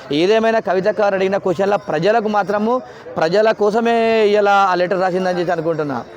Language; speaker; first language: Telugu; native; Telugu